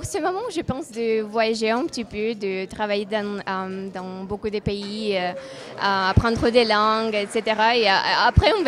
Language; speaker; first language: French; non-native, fluent; Russian